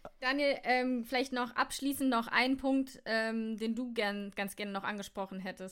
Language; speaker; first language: German; native; German